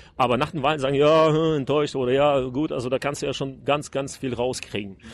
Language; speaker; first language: German; non-native, fluent; Russian